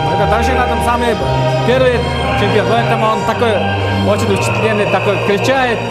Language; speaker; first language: Russian; non-native, learner; Mongolian